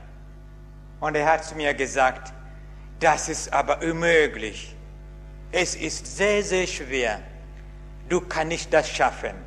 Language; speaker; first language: German; non-native, learner; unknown